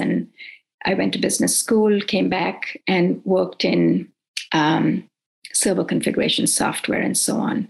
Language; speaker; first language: English; non-native, local second language; Hindi